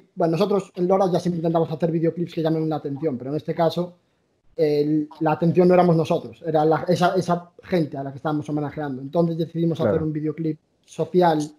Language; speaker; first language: Spanish; native; Spanish